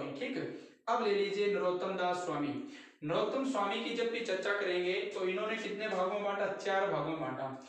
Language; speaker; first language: Hindi; native; Hindi